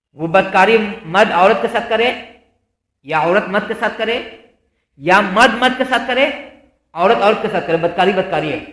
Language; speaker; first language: Urdu; native; Urdu